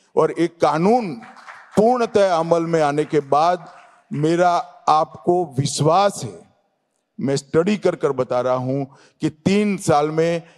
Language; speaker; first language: Hindi; non-native, local second language; Gujarati